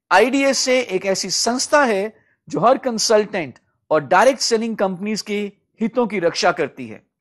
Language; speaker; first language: Hindi; native; Hindi